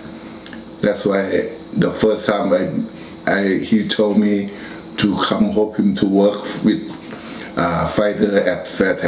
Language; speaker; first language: English; non-native, learner; Thai